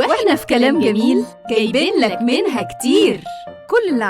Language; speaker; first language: Arabic; native; Arabic